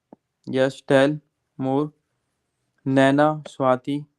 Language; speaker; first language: English; non-native, local second language; Hindi